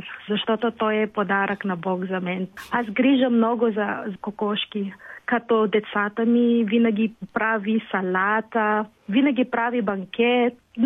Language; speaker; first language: Bulgarian; non-native, learner; Filipino